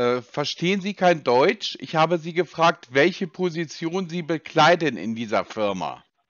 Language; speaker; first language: German; native; German